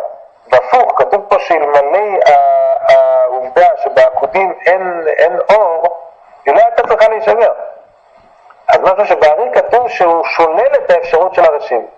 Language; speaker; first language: Hebrew; native; Hebrew